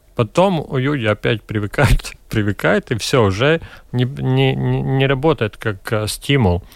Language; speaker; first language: Russian; non-native, local second language; Latvian